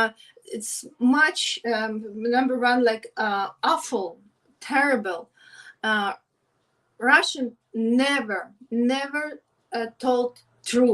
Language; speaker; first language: English; non-native, learner; Ukrainian